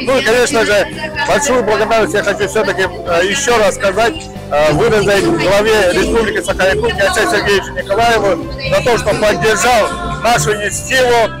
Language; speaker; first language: Russian; native; Russian